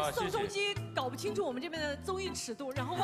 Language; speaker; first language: Chinese; native; Chinese